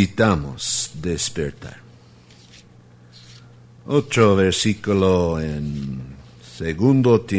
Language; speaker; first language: Spanish; non-native, fluent; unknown